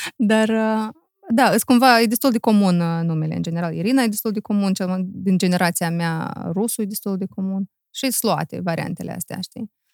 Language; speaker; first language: Romanian; native; Romanian